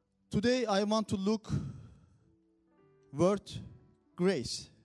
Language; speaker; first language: English; non-native, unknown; Turkish